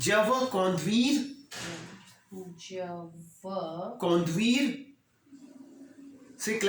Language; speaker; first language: French; non-native, learner; Hindi